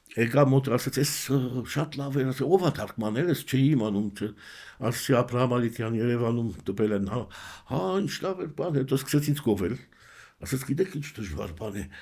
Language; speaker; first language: Armenian; early bilingual, heritage; Armenian